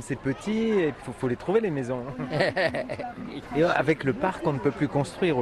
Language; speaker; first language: French; native; French